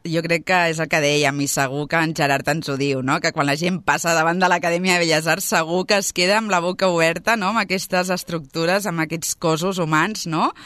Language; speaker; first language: Catalan; native; Catalan